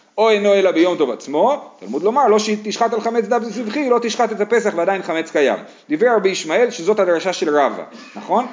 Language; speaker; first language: Hebrew; native; Hebrew